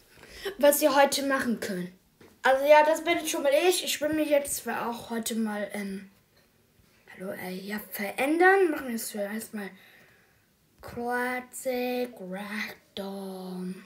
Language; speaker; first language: German; early bilingual, other home language; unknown